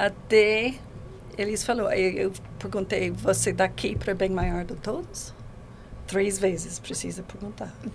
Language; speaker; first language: Portuguese; non-native, fluent; English